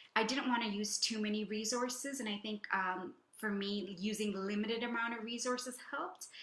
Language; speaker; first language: English; native; English